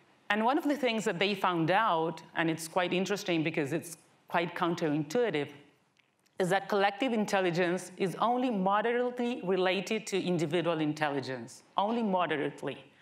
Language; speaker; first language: English; non-native, fluent; Spanish